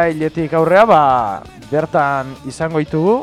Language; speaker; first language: Basque; native; Basque